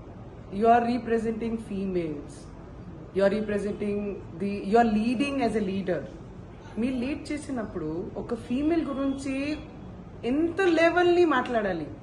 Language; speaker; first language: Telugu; non-native, fluent; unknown